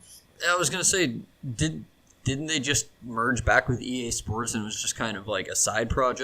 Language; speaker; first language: English; native; English